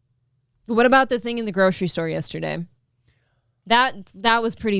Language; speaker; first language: English; native; English